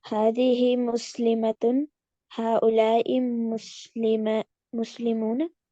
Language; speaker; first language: Arabic; non-native, learner; Urdu